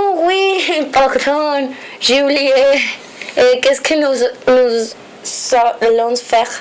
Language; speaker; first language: French; non-native, learner; Spanish